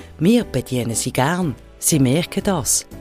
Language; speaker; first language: German; native; German